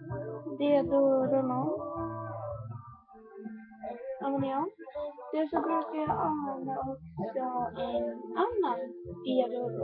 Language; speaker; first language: Swedish; non-native, learner; Korean